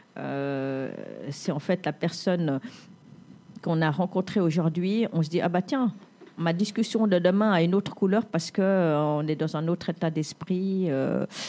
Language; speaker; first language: French; native; French